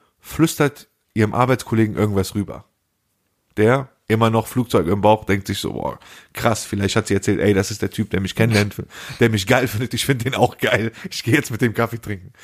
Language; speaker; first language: German; early bilingual, other home language; Turkish